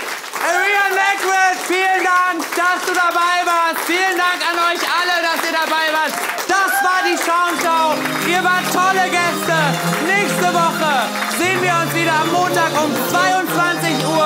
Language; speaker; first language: German; native; German